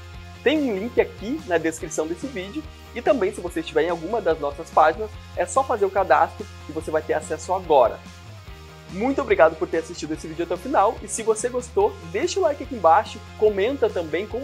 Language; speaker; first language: Portuguese; native; Portuguese